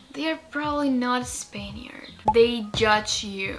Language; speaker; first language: English; non-native, fluent; Spanish